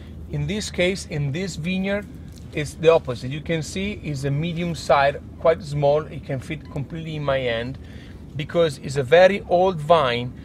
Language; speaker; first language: English; non-native, fluent; Italian